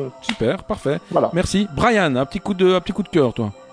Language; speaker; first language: French; native; French